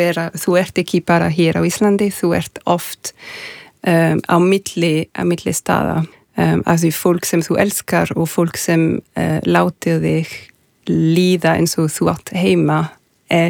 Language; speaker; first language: Icelandic; non-native, fluent; French